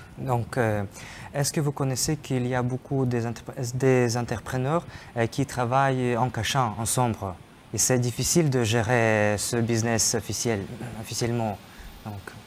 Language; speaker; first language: French; non-native, fluent; Ukrainian